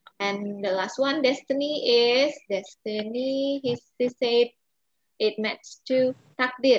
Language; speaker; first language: English; non-native, fluent; Balinese